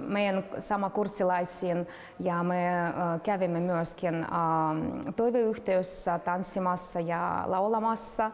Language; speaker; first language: Finnish; non-native, fluent; Russian